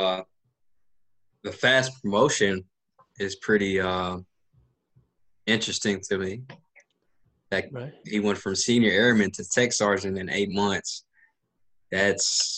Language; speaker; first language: English; native; English